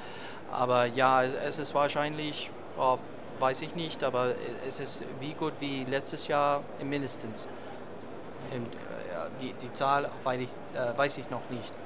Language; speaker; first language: German; non-native, learner; English